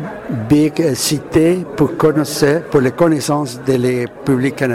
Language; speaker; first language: French; non-native, learner; Spanish